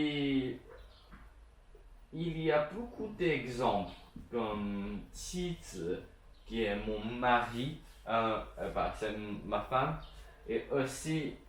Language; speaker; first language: French; non-native, learner; Chinese